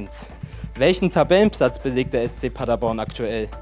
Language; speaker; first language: German; native; German